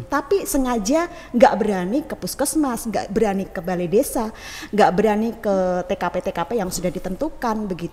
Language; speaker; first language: Indonesian; native; Indonesian